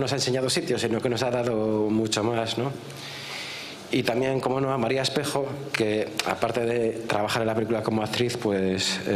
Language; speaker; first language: Spanish; native; Spanish